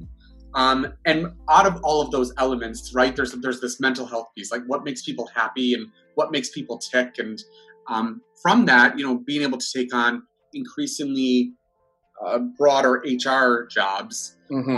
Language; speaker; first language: English; native; English